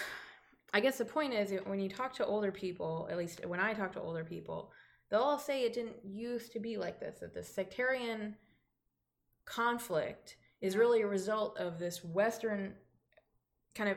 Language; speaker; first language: English; native; English